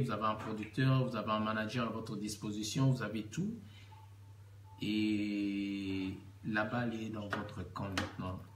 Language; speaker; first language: French; non-native, local second language; Lingala